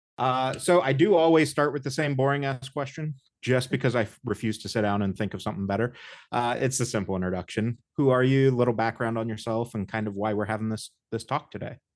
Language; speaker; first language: English; native; English